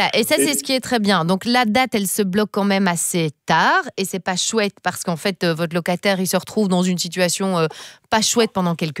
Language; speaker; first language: French; native; French